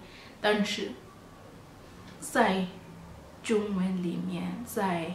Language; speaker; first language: Chinese; non-native, fluent; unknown